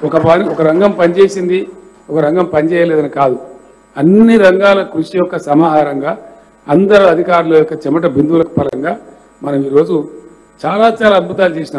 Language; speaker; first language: Telugu; native; Telugu